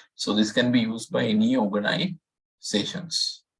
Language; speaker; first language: English; non-native, local second language; Sinhala